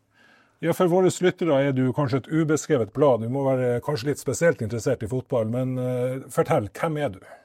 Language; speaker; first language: Norwegian; native; Norwegian